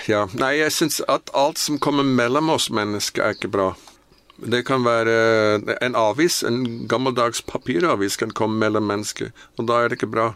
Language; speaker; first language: Norwegian; non-native, fluent; English